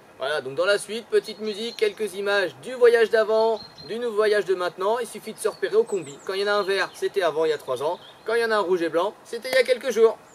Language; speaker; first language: French; native; French